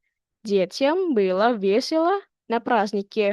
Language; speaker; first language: Russian; non-native, learner; Indonesian